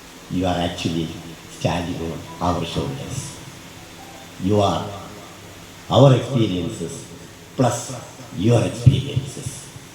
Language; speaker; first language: English; non-native, local second language; Malayalam